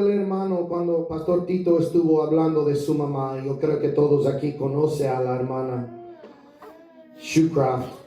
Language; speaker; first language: Spanish; non-native, fluent; English